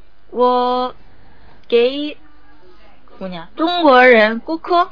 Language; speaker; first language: Chinese; non-native, learner; Korean